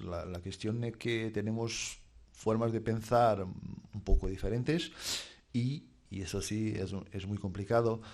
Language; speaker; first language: Spanish; non-native, fluent; Portuguese